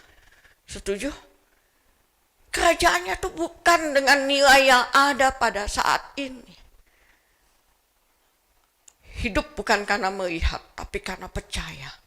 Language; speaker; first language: Indonesian; native; Indonesian